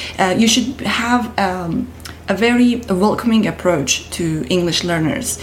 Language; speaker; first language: English; non-native, fluent; Persian